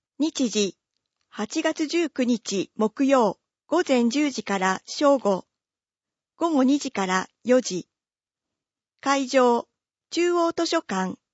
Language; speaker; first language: Japanese; native; Japanese